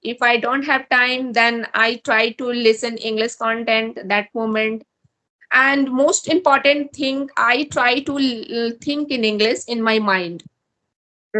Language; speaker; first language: English; non-native, learner; Hindi